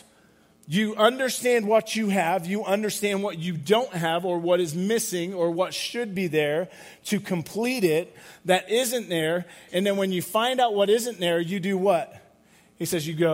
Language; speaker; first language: English; native; English